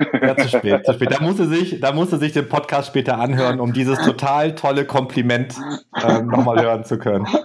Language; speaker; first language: German; native; German